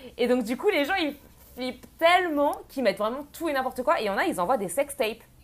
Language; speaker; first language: French; native; French